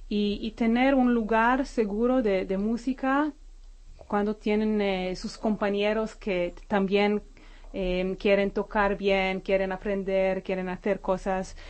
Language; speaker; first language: Spanish; non-native, fluent; Hebrew